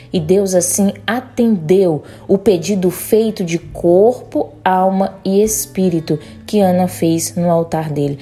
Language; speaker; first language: Portuguese; native; Portuguese